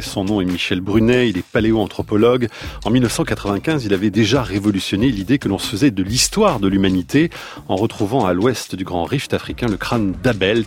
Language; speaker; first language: French; native; French